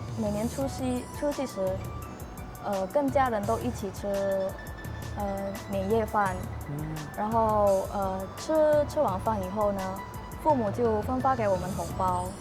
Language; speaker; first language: Chinese; non-native, fluent; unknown